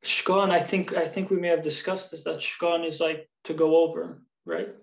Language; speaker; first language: English; early bilingual, other home language; Albanian